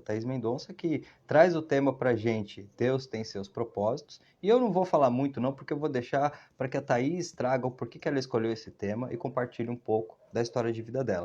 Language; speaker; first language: Portuguese; native; Portuguese